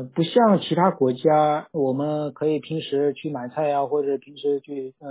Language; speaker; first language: Chinese; non-native, local second language; Korean